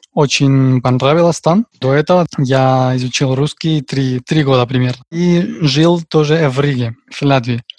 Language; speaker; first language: Russian; non-native, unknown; Spanish